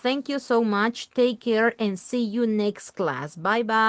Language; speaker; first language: English; non-native, learner; Spanish